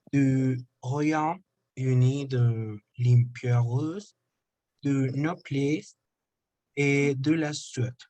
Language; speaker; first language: French; non-native, learner; Spanish